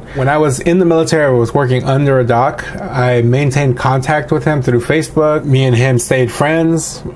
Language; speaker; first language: English; native; English